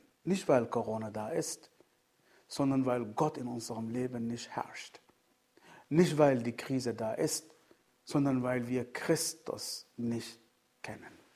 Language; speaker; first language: German; non-native, fluent; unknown